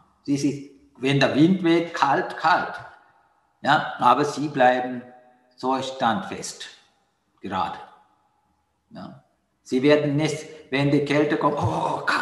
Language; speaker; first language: German; non-native, learner; Sinhala